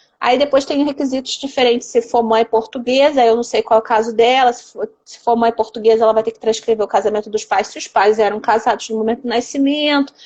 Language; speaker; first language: Portuguese; native; Portuguese